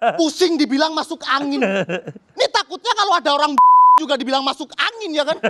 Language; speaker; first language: Indonesian; native; Indonesian